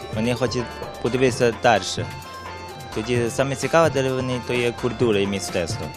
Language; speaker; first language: Ukrainian; non-native, learner; Chinese